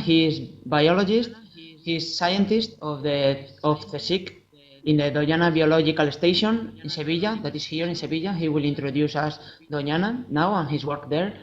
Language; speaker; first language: English; non-native, fluent; Spanish